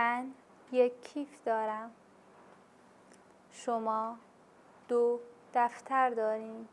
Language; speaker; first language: Persian; non-native, learner; Urdu